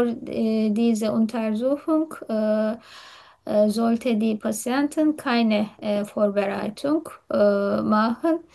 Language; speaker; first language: German; non-native, learner; Turkish